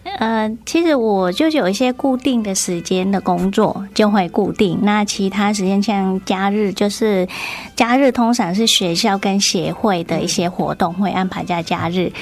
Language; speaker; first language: Chinese; non-native, fluent; Vietnamese